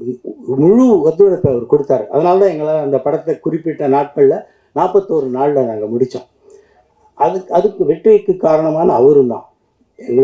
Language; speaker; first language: Tamil; native; Tamil